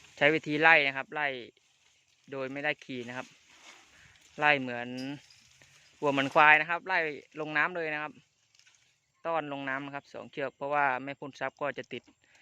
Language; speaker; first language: Thai; non-native, local second language; Khmer